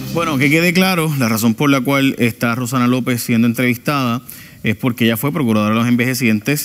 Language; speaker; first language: Spanish; native; Spanish